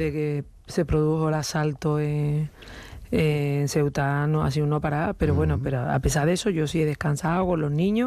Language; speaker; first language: Spanish; native; Spanish